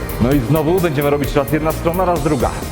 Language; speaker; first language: Polish; native; Polish